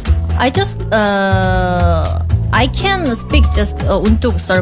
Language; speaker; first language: English; non-native, learner; Korean